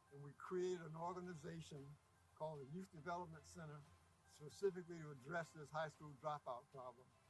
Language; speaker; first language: English; native; English